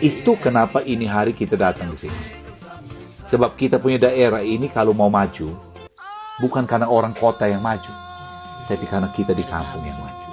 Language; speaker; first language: Indonesian; non-native, local second language; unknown